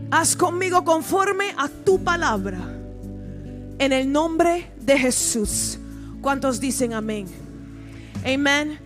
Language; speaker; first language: Spanish; early bilingual, heritage; Spanish